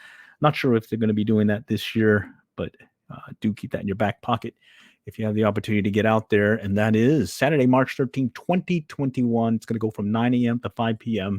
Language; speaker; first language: English; native; English